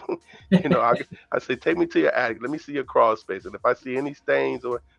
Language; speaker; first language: English; native; English